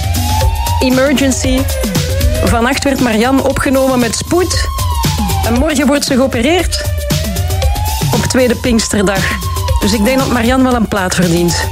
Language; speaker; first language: Dutch; native; Dutch